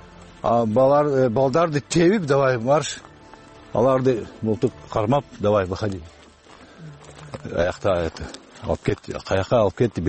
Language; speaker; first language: Kyrgyz; non-native, local second language; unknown